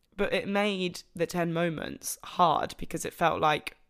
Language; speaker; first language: English; native; English